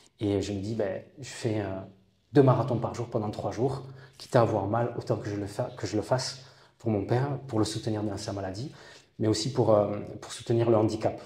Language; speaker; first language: French; native; French